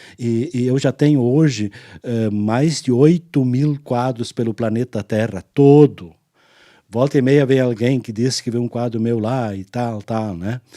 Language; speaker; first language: Portuguese; non-native, local second language; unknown